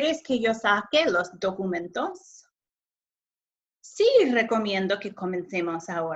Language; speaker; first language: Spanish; non-native, fluent; English